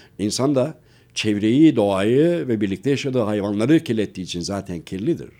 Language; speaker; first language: Turkish; native; Turkish